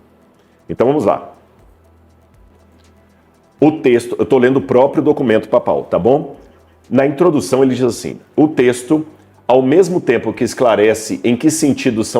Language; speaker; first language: Portuguese; native; Portuguese